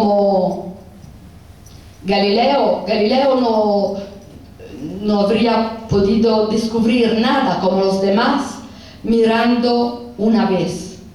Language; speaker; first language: Spanish; non-native, fluent; Italian